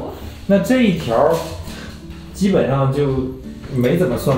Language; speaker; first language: Chinese; native; Chinese